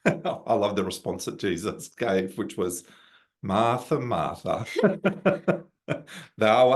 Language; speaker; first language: English; native; English